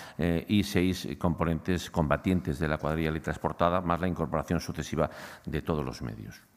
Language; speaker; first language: Spanish; native; Spanish